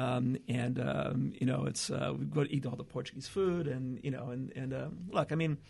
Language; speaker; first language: English; early bilingual, other home language; Portuguese